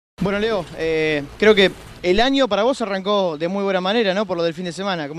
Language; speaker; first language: Spanish; native; Spanish